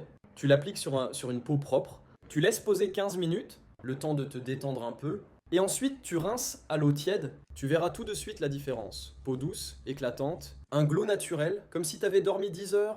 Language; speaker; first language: French; native; French